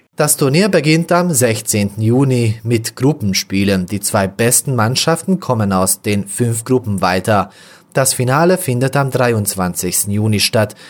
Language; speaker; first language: German; native; German